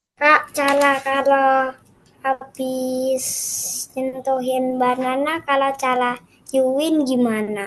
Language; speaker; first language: Indonesian; native; Indonesian